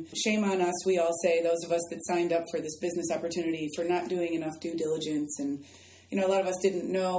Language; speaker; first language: English; native; English